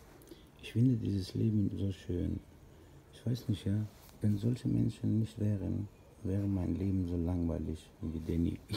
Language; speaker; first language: German; non-native, fluent; Persian